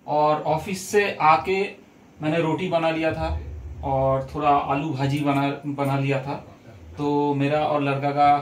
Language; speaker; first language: Hindi; non-native, local second language; Bangla